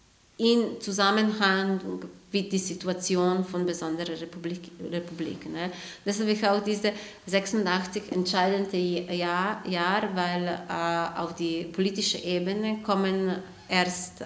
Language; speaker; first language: German; non-native, fluent; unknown